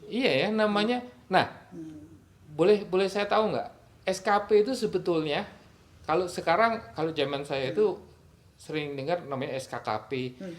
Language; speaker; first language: Indonesian; native; Indonesian